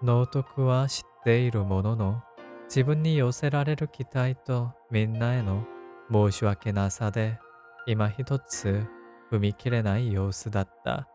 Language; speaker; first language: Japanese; non-native, learner; Korean